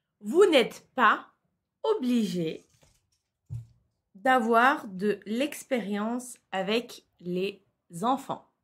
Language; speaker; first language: French; non-native, fluent; Turkish